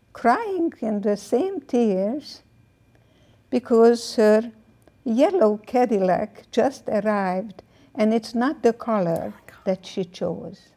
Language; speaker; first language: English; non-native, fluent; Hungarian